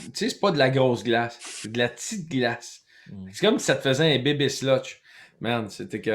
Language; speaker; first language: French; native; French